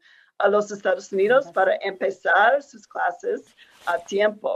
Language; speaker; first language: Spanish; non-native, fluent; English